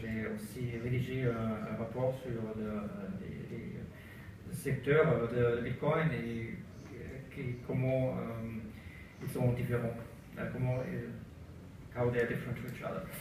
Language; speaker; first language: French; non-native, learner; German